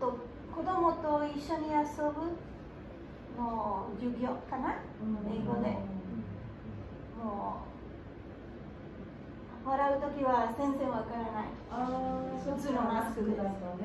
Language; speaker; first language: Japanese; non-native, learner; Spanish